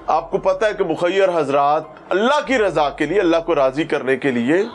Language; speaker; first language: Urdu; native; Urdu